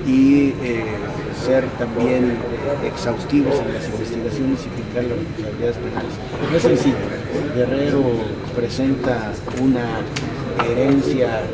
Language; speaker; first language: Spanish; native; Spanish